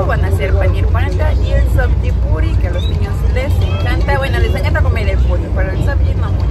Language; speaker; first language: Spanish; native; Spanish